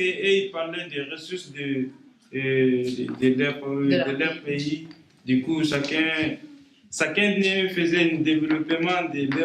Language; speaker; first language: French; non-native, learner; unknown